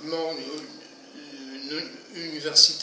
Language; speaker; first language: French; non-native, fluent; Polish